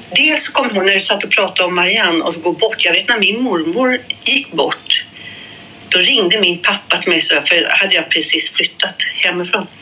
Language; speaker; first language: Swedish; native; Swedish